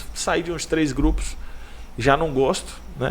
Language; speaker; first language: Portuguese; native; Portuguese